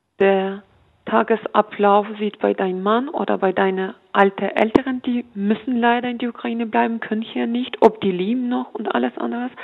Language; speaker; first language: German; non-native, fluent; Ukrainian